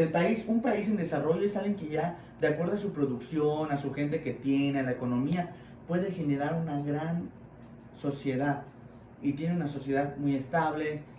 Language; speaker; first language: Spanish; native; Spanish